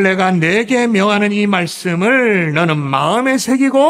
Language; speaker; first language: Korean; native; Korean